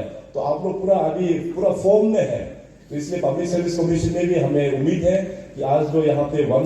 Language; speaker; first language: Hindi; non-native, local second language; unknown